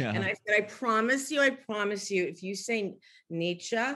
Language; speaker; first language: English; native; English